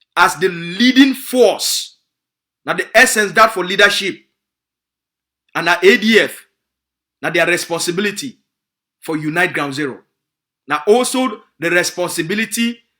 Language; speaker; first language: Nigerian Pidgin; native; Nigerian Pidgin